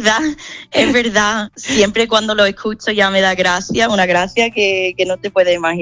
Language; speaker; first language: Spanish; non-native, fluent; English